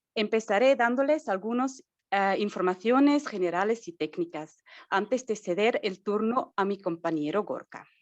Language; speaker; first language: Spanish; non-native, learner; German